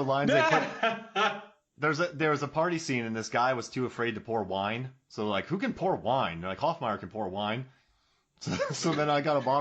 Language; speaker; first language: English; native; English